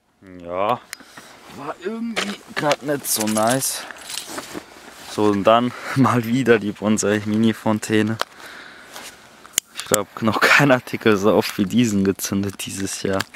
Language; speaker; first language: German; native; German